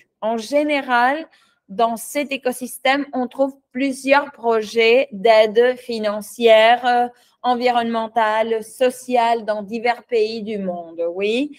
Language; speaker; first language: French; non-native, fluent; Spanish